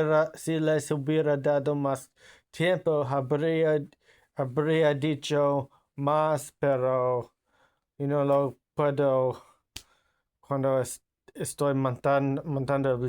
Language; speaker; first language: Spanish; non-native, learner; English